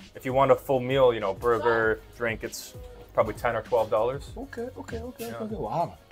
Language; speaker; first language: English; native; English